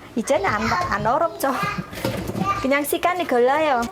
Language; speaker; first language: Korean; non-native, learner; Khmer